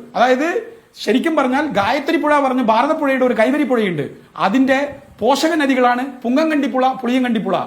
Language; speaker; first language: Malayalam; non-native, local second language; Tamil